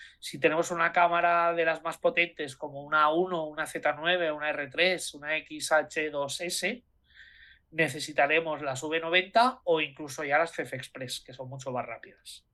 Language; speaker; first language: Spanish; native; Spanish